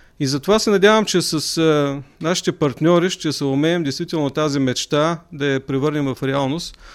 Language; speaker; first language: Bulgarian; native; Bulgarian